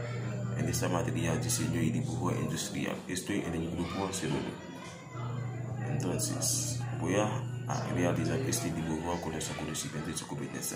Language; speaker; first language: Spanish; non-native, learner; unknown